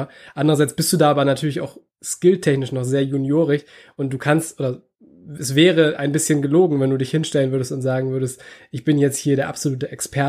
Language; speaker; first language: German; native; German